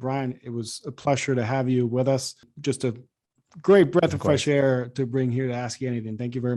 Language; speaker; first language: English; native; English